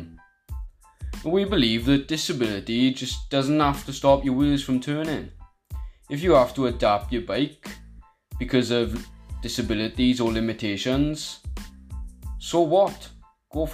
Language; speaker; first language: English; native; English